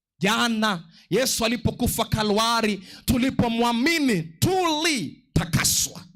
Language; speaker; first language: Swahili; non-native, local second language; Luo (Kenya and Tanzania)